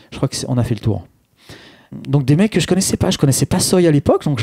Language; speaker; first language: French; native; French